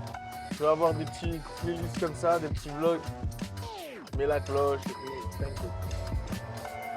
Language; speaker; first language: French; native; French